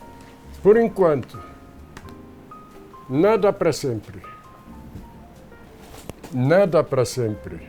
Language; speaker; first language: Portuguese; non-native, fluent; Arabic